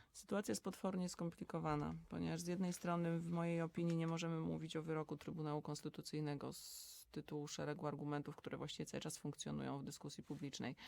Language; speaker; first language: Polish; native; Polish